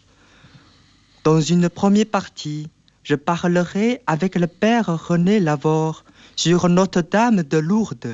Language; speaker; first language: French; non-native, fluent; Chinese